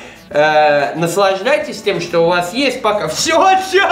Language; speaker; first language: Russian; native; Russian